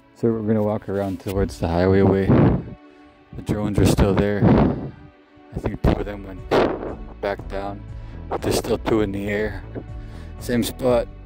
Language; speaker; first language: English; native; English